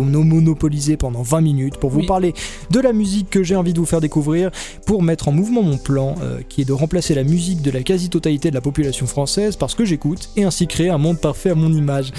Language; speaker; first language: French; native; French